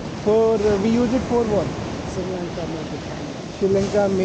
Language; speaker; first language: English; non-native, local second language; Hindi